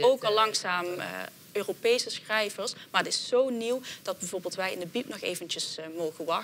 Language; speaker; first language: Dutch; native; Dutch